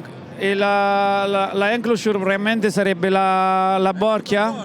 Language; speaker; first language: Italian; native; Italian